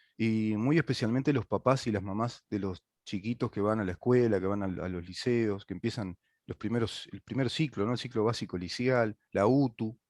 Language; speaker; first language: Spanish; native; Spanish